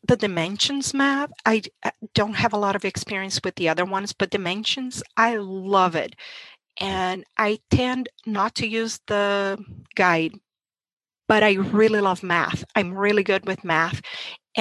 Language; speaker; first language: English; non-native, fluent; Portuguese